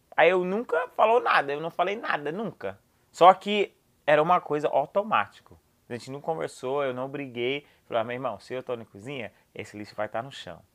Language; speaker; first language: Portuguese; non-native, fluent; English